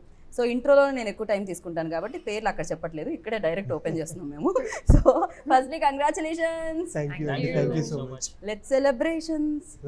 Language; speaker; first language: Telugu; native; Telugu